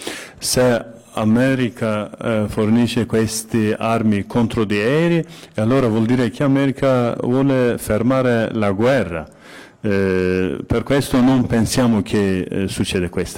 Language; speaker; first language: Italian; non-native, fluent; Kurdish